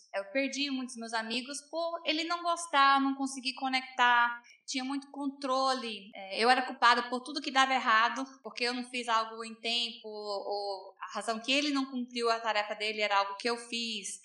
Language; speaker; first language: Portuguese; non-native, fluent; English